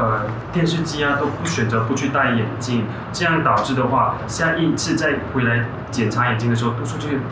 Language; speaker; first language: Chinese; native; Chinese